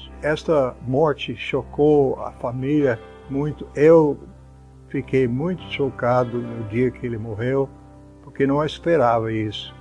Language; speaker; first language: Portuguese; non-native, fluent; English